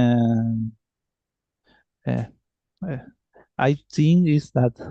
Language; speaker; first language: English; non-native, learner; Spanish